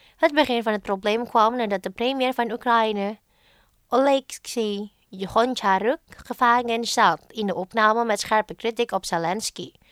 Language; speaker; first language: Dutch; non-native, fluent; Indonesian